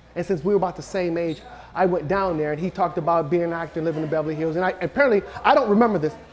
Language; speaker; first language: English; native; English